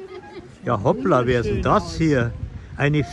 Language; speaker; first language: German; native; German